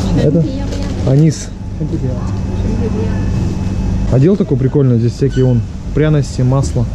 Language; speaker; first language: Russian; native; Russian